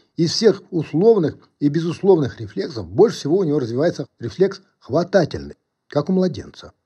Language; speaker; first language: Russian; non-native, local second language; Kazakh